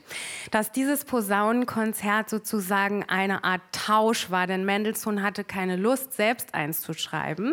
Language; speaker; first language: German; native; German